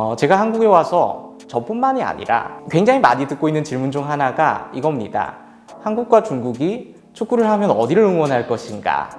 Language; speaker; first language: Korean; native; Korean